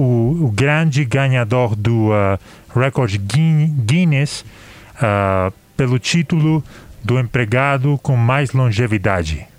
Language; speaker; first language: Portuguese; non-native, learner; Spanish